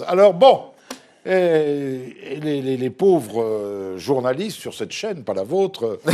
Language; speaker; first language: French; native; French